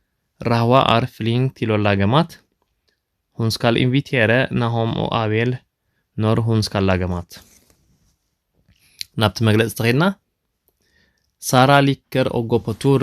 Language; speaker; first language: Norwegian; non-native, learner; Tigrinya